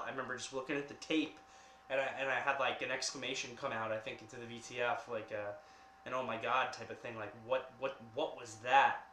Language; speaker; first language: English; native; English